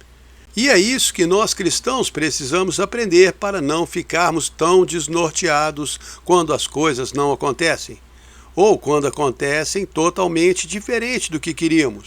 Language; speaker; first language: Portuguese; native; Portuguese